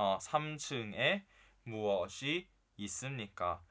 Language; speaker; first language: Korean; non-native, fluent; Chinese